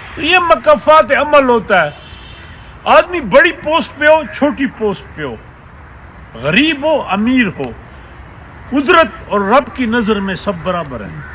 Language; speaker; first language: Urdu; non-native, local second language; Pashto